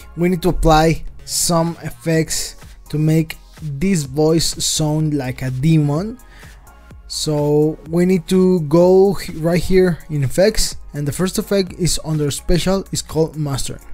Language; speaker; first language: English; non-native, fluent; Spanish